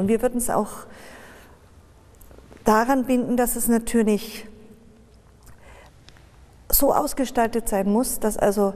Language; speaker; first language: German; native; German